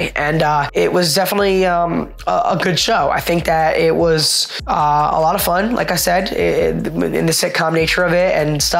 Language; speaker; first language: English; native; English